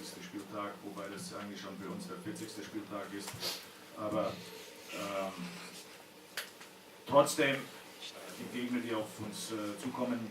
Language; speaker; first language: German; native; German